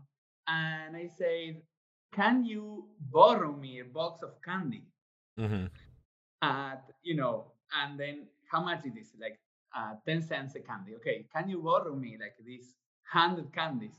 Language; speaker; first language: English; non-native, fluent; Spanish